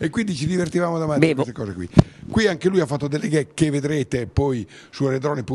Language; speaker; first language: Italian; native; Italian